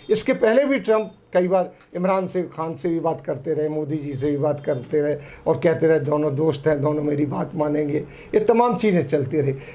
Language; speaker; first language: Urdu; native; Urdu